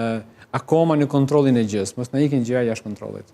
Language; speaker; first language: Albanian; native; Albanian